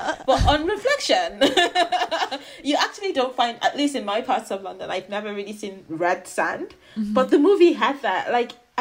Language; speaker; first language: English; non-native, local second language; Yoruba